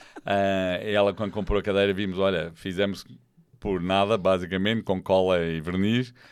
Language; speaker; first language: Portuguese; non-native, fluent; English